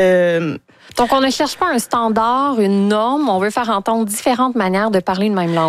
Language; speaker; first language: French; native; French